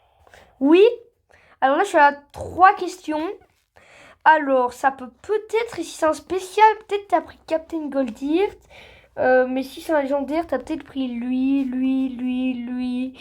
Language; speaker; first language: French; native; French